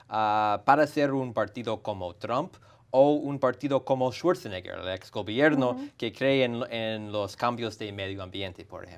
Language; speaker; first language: Spanish; non-native, fluent; English